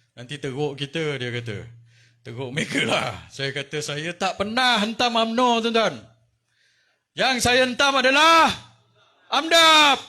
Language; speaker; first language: Malay; native; Malay